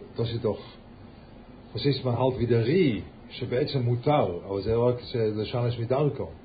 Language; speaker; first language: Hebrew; early bilingual, heritage; Yiddish